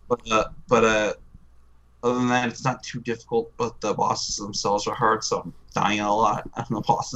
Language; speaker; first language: English; native; English